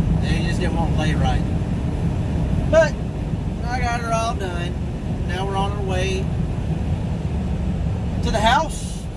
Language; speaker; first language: English; native; English